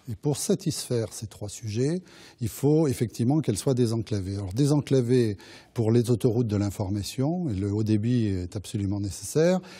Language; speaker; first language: French; native; French